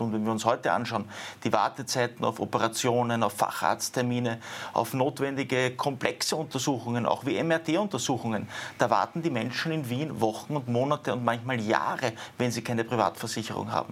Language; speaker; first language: German; native; German